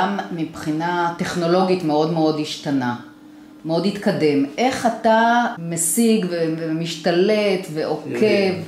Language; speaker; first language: Hebrew; native; Hebrew